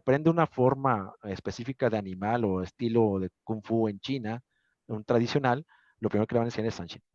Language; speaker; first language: Spanish; native; Spanish